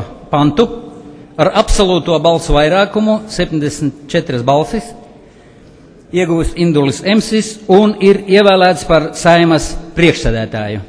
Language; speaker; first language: Latvian; native; Latvian